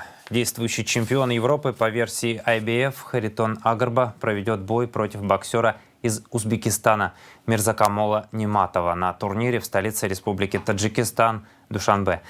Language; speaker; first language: Russian; native; Russian